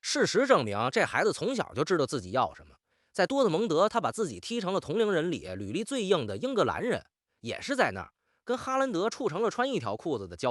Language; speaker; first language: Chinese; native; Chinese